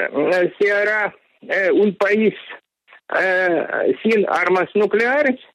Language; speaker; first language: Spanish; non-native, fluent; Ukrainian